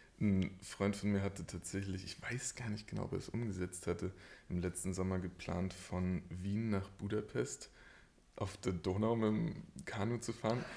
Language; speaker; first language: German; native; German